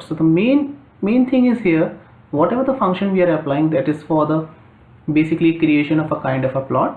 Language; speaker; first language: English; non-native, local second language; Hindi